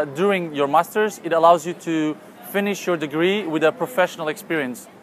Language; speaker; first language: English; non-native, fluent; Portuguese